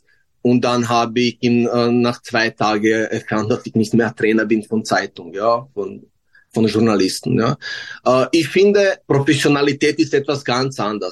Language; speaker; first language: German; non-native, fluent; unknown